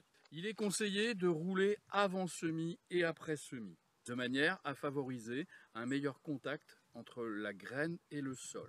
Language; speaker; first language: French; native; French